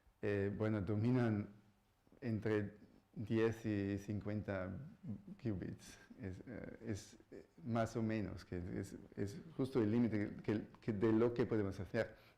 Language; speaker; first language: Spanish; non-native, fluent; German